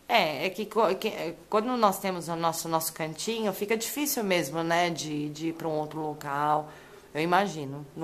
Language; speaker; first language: Portuguese; native; Portuguese